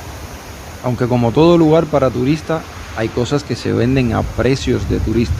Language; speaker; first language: Spanish; native; Spanish